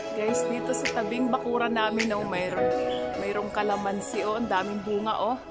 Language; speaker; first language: Filipino; non-native, local second language; Waray